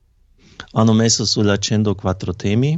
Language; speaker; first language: Italian; non-native, fluent; German